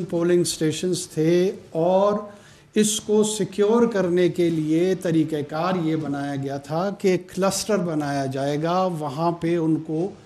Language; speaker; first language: Urdu; non-native, local second language; Pashto